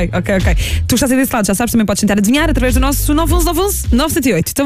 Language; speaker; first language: Portuguese; native; Portuguese